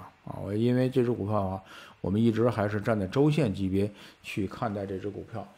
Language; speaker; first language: Chinese; native; Chinese